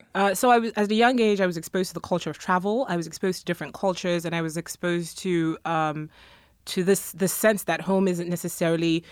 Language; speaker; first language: English; non-native, local second language; Akan